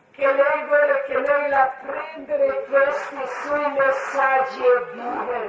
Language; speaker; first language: Italian; non-native, learner; Croatian